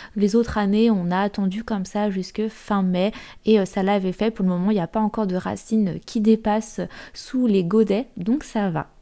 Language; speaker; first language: French; native; French